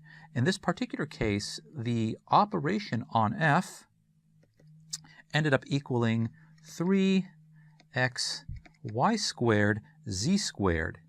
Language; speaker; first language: English; native; English